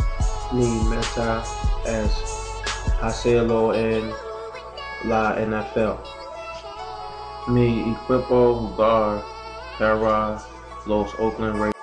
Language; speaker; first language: Spanish; non-native, learner; English